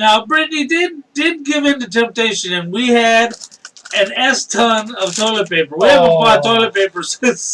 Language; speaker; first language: English; native; English